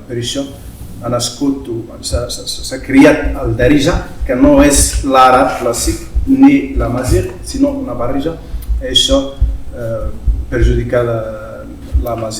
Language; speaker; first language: Catalan; non-native, fluent; Berber languages